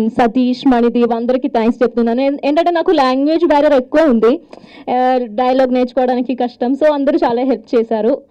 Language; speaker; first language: Telugu; non-native, learner; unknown